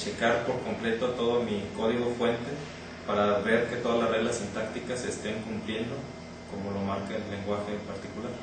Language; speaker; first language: Spanish; native; Spanish